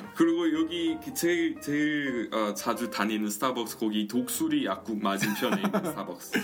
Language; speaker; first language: Korean; non-native, fluent; English